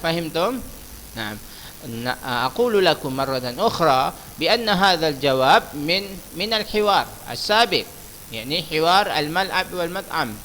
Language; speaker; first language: Arabic; non-native, fluent; Indonesian